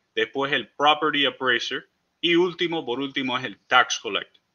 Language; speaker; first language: Spanish; early bilingual, heritage; Spanish